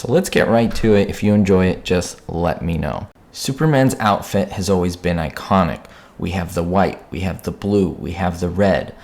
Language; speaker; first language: English; native; English